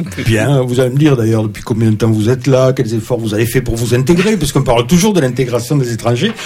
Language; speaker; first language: French; native; French